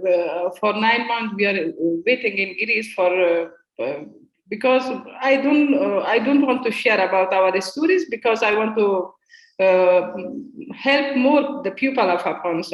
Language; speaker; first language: English; non-native, learner; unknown